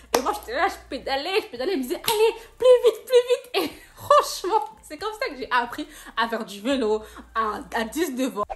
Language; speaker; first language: French; native; French